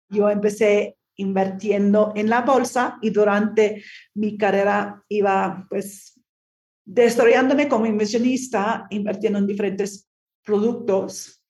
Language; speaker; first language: Spanish; non-native, fluent; English